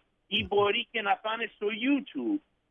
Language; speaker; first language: Greek; early bilingual, heritage; Greek